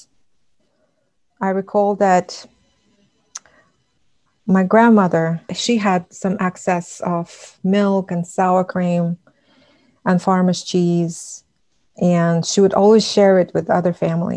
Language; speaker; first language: English; non-native, fluent; Buriat